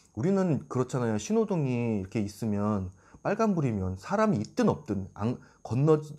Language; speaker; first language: Korean; native; Korean